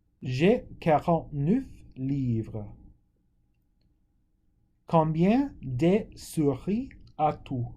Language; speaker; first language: French; non-native, fluent; English